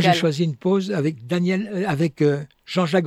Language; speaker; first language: French; native; French